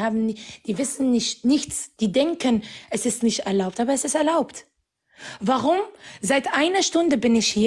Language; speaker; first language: German; non-native, fluent; Arabic